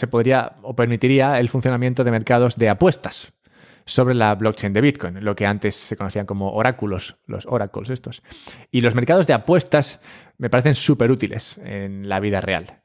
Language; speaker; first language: Spanish; native; Spanish